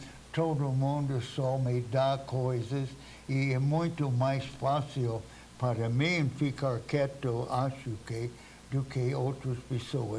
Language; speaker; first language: Portuguese; non-native, fluent; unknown